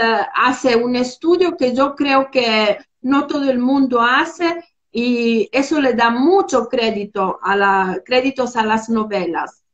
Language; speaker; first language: Spanish; non-native, fluent; Italian